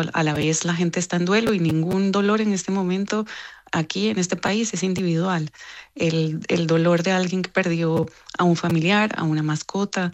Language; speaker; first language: Spanish; native; Spanish